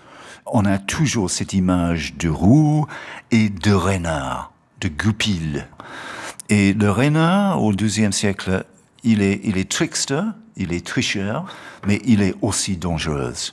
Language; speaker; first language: French; non-native, fluent; English